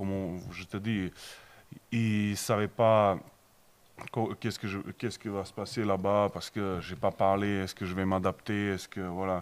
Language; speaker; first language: French; non-native, learner; Bosnian